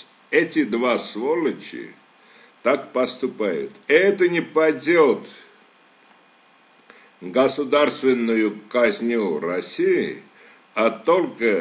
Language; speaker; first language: Russian; non-native, fluent; Armenian